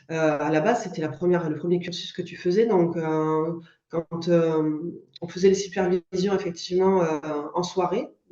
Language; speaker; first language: French; native; French